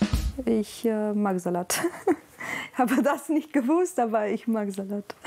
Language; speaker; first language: German; non-native, learner; Romanian